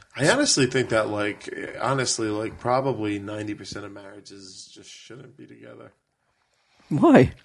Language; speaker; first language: English; native; English